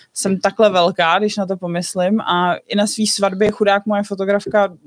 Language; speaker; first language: Czech; native; Czech